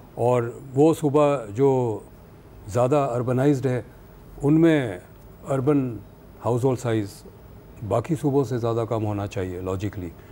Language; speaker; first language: Urdu; native; Urdu